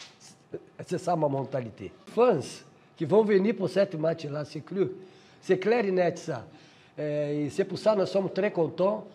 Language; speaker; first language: French; non-native, fluent; Portuguese